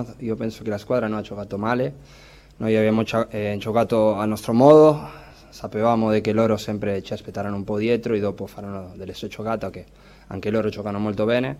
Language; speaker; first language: Italian; non-native, fluent; Spanish